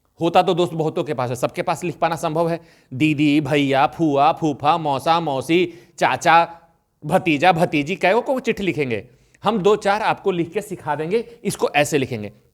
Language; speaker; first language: Hindi; native; Hindi